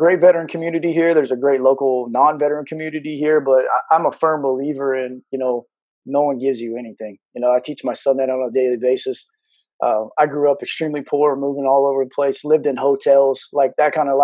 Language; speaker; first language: English; native; English